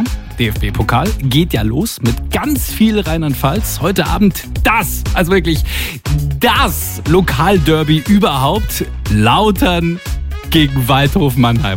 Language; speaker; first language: German; native; German